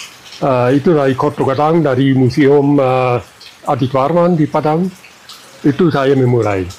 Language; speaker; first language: Indonesian; non-native, fluent; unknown